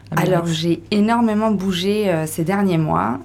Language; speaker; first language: French; native; French